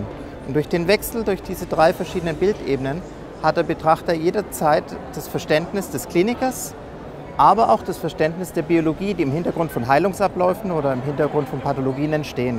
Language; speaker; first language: German; native; German